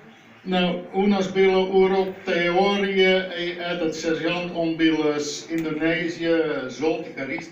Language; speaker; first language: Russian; non-native, learner; Dutch